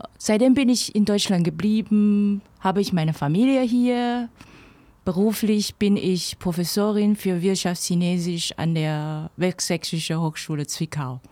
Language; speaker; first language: German; non-native, fluent; Chinese